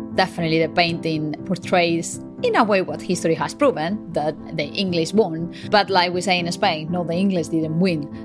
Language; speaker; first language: English; non-native, fluent; Spanish